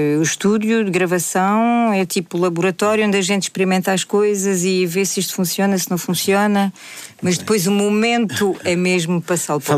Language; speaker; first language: Portuguese; early bilingual, heritage; Portuguese